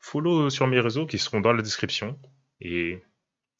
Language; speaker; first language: French; native; French